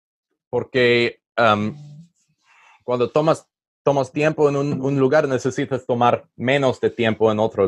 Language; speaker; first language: Spanish; non-native, learner; English